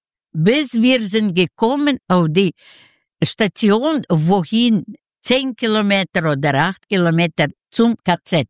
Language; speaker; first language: German; non-native, learner; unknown